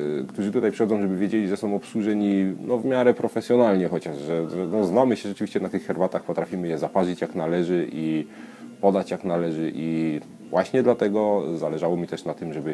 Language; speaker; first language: Polish; native; Polish